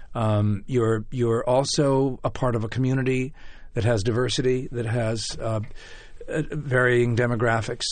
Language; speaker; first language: English; native; English